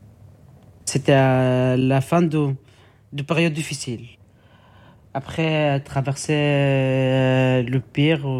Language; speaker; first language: French; non-native, learner; Arabic